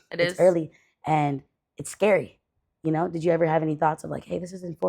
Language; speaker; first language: English; native; English